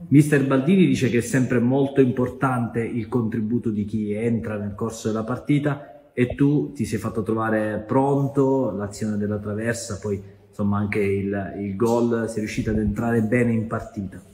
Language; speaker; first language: Italian; native; Italian